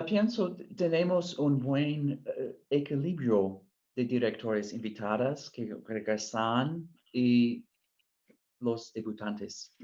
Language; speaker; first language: Spanish; non-native, fluent; English